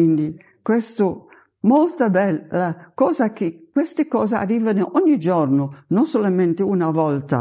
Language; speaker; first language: Italian; non-native, fluent; German